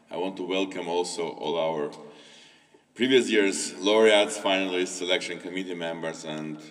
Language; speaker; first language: English; non-native, fluent; Armenian